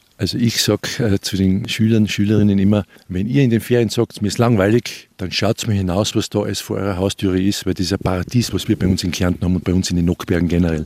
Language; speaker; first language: German; native; German